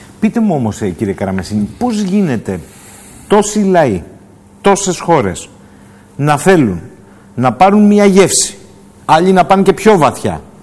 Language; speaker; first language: Greek; native; Greek